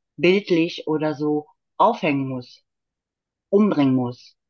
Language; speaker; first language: German; native; German